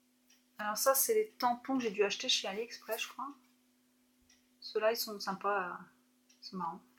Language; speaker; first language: French; native; French